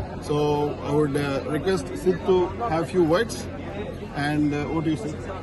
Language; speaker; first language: English; non-native, local second language; Telugu